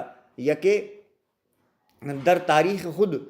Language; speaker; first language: Persian; non-native, local second language; Urdu